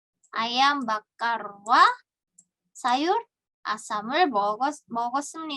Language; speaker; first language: Korean; non-native, fluent; Indonesian